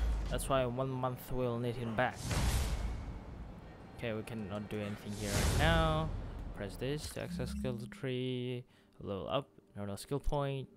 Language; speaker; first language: English; non-native, fluent; Vietnamese